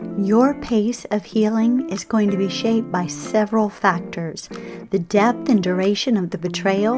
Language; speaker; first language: English; native; English